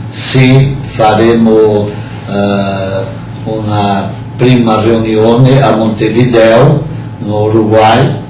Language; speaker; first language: Italian; non-native, fluent; Portuguese